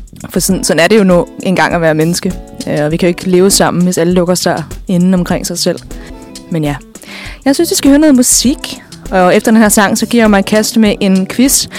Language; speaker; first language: Danish; native; Danish